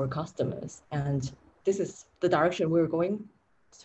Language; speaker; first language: English; non-native, local second language; Cantonese